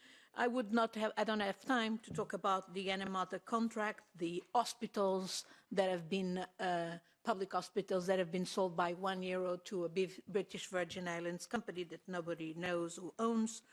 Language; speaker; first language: English; non-native, fluent; Portuguese